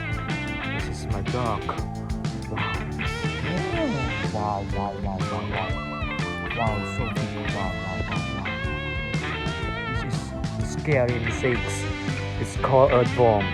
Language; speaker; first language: English; non-native, learner; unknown